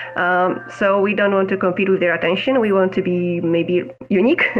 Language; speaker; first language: English; non-native, fluent; Polish